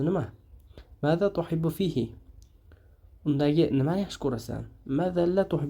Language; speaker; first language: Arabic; non-native, fluent; Uzbek